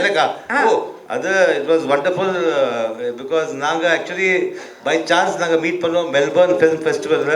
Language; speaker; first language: Tamil; early bilingual, heritage; Tamil